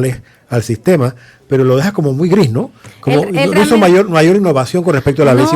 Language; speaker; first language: Spanish; native; Spanish